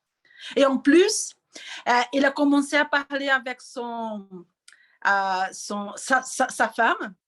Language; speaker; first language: French; non-native, learner; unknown